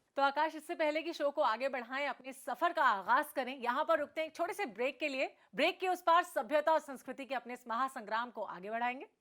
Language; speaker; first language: Hindi; native; Hindi